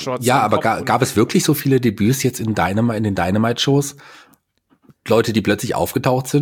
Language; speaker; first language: German; native; German